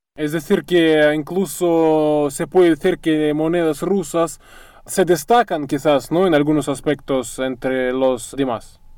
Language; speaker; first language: Spanish; non-native, fluent; Russian